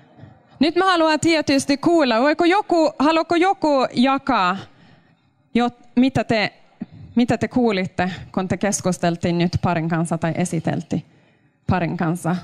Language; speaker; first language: Finnish; non-native, local second language; Swedish